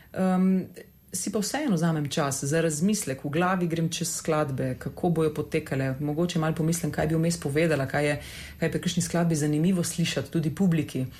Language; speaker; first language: Slovenian; native; Slovenian